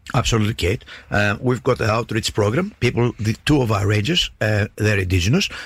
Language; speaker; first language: English; non-native, fluent; Greek